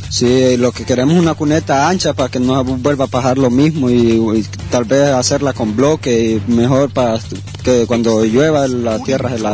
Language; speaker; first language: Spanish; native; Spanish